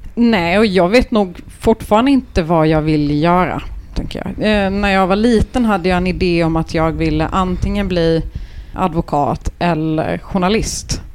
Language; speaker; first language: Swedish; early bilingual, other home language; Turkish